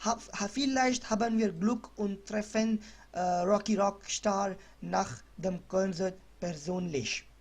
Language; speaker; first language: German; non-native, learner; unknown